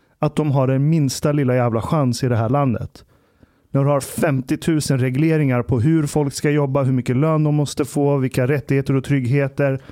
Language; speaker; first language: Swedish; early bilingual, other home language; Persian